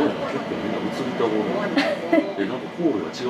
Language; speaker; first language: Japanese; native; Japanese